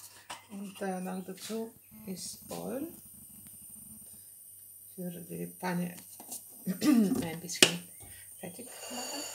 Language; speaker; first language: German; non-native, learner; Bulgarian